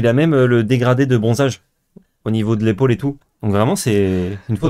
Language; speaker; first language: French; native; French